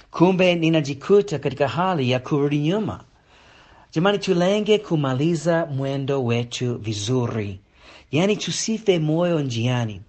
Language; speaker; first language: Swahili; non-native, fluent; English